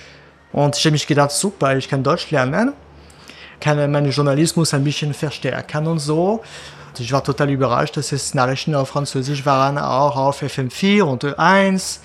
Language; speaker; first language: German; non-native, fluent; French